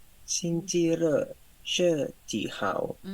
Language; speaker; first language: Chinese; non-native, learner; Indonesian